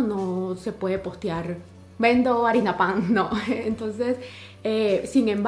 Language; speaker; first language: Spanish; native; Spanish